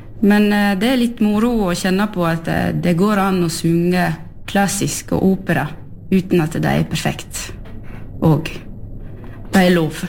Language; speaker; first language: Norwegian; non-native, fluent; French